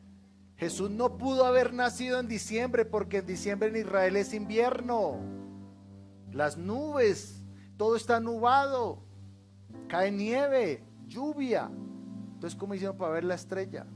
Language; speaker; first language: Spanish; native; Spanish